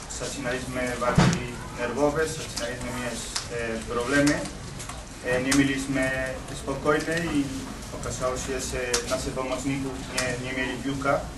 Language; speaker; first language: Polish; non-native, learner; Spanish